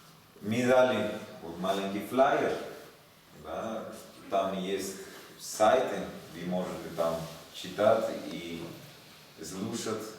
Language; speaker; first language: Russian; non-native, learner; Spanish